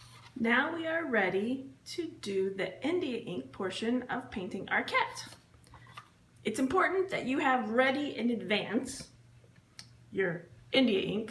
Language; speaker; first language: English; native; English